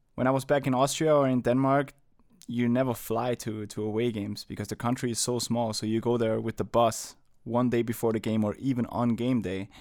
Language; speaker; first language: English; non-native, fluent; German